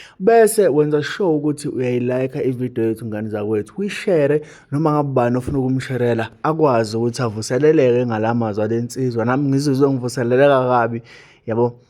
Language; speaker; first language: Zulu; native; Zulu